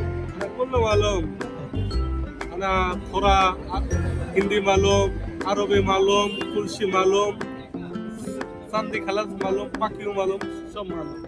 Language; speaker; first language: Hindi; non-native, learner; Bangla